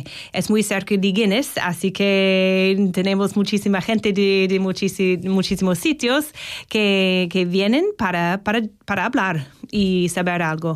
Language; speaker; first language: Spanish; non-native, fluent; English